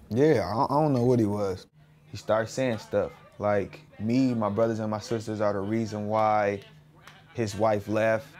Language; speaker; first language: English; native; English